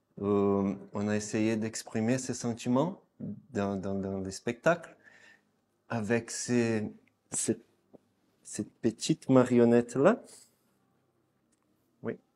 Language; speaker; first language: French; non-native, fluent; Portuguese